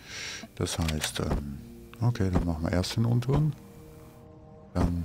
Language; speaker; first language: German; native; German